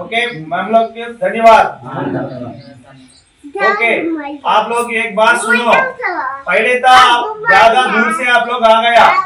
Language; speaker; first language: Hindi; non-native, local second language; Telugu